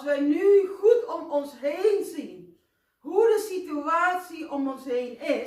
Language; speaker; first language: Dutch; non-native, fluent; Indonesian